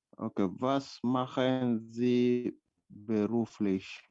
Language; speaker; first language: German; non-native, learner; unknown